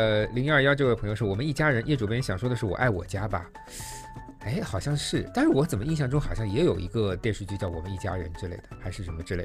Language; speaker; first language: Chinese; native; Chinese